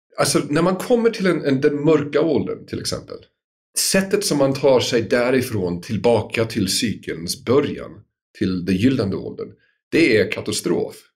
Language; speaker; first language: Swedish; non-native, fluent; English